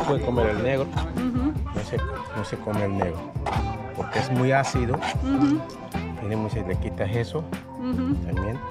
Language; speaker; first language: Spanish; non-native, local second language; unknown